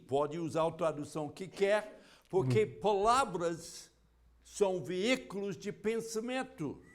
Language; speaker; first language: Portuguese; non-native, fluent; English